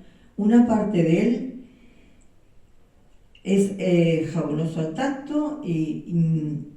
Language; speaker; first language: Spanish; native; Spanish